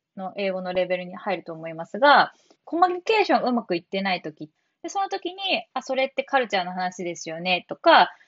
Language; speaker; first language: Japanese; native; Japanese